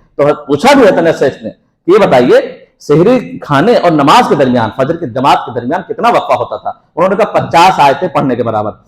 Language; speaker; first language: Urdu; native; Urdu